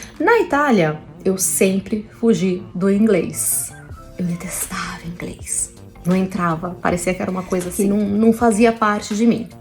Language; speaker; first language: Portuguese; early bilingual, other home language; Italian